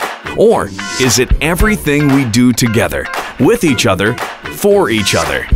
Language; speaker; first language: English; native; English